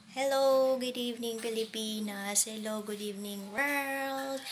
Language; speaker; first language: Filipino; non-native, local second language; Hiligaynon